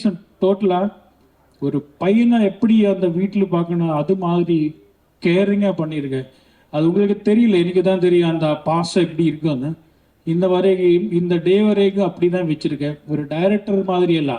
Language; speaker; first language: Tamil; non-native, learner; Malayalam